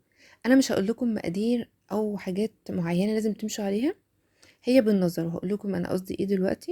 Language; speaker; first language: Arabic; native; Arabic